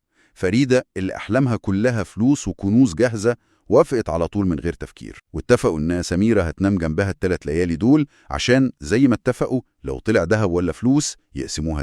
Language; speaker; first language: Arabic; native; Arabic